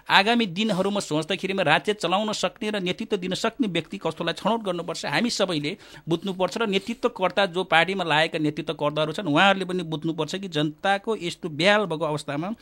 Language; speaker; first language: Nepali; non-native, local second language; Eastern Tamang